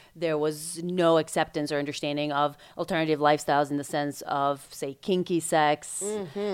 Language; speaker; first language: English; non-native, fluent; Macedonian